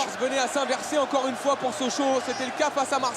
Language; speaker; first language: French; native; French